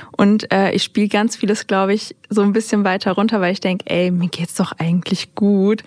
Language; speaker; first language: German; early bilingual, other home language; Turkish